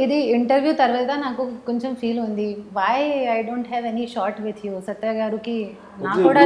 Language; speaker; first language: Telugu; non-native, learner; Hindi